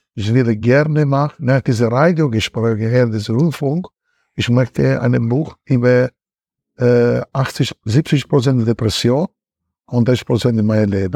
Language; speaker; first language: German; non-native, learner; Italian